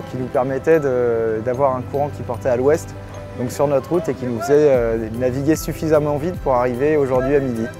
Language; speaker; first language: French; native; French